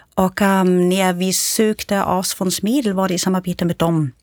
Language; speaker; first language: Swedish; non-native, fluent; German